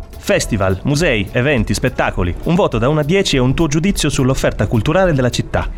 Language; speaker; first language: Italian; native; Italian